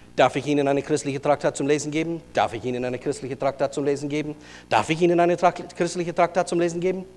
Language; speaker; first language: German; non-native, fluent; English